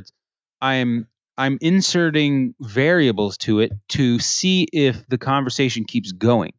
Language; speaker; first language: English; early bilingual, other home language; French